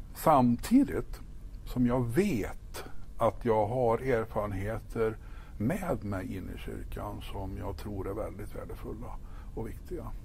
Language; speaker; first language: Swedish; native; Swedish